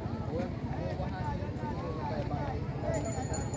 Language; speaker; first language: Hindi; non-native, local second language; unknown